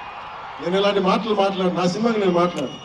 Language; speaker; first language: Telugu; native; Telugu